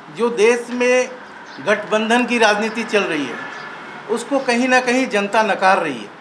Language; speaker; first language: Hindi; non-native, local second language; Assamese